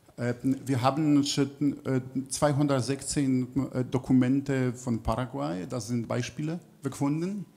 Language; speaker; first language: German; non-native, fluent; Polish